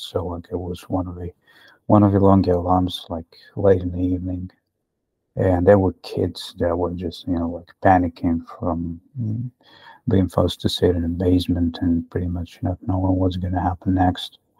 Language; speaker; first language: English; non-native, fluent; Ukrainian